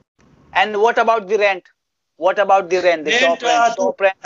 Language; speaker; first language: English; non-native, fluent; Bangla